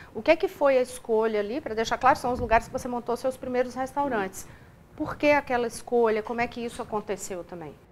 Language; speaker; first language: Portuguese; native; Portuguese